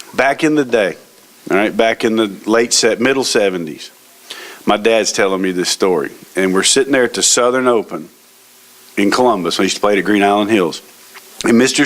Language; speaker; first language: English; native; English